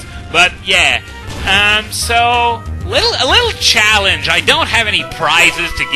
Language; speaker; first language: English; native; English